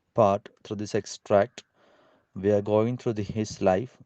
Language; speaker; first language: English; non-native, local second language; Malayalam